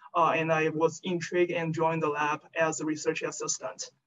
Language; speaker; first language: English; non-native, fluent; Chinese